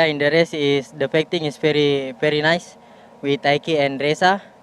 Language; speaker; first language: English; non-native, learner; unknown